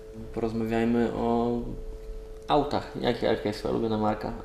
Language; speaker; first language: Polish; native; Polish